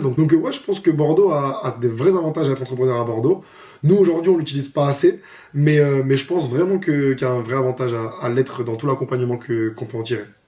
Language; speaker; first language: French; native; French